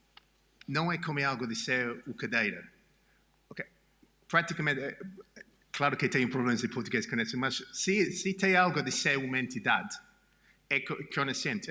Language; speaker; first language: Portuguese; non-native, learner; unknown